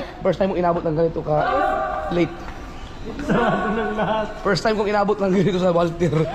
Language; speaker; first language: Filipino; non-native, local second language; Cebuano